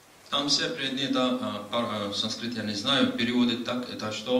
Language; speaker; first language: Russian; non-native, learner; Hindi